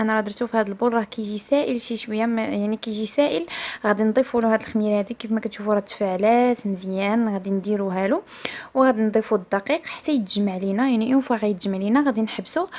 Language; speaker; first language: Arabic; native; Arabic